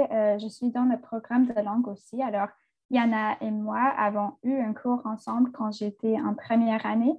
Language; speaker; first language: French; non-native, fluent; English